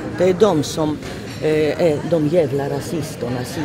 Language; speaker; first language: Swedish; non-native, fluent; Polish